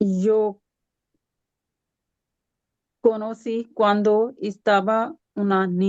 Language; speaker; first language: Spanish; non-native, learner; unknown